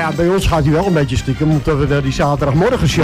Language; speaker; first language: Dutch; native; Dutch